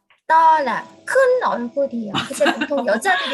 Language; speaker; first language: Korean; non-native, fluent; Vietnamese